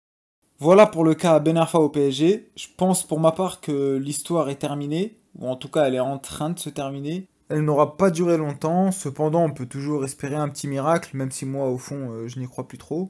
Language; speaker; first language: French; native; French